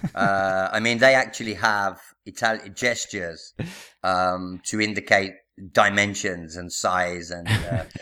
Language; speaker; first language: English; native; English